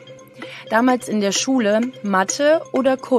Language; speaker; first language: German; native; German